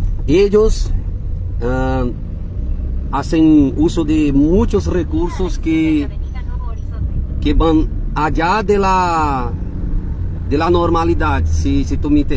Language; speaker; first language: Spanish; non-native, fluent; Portuguese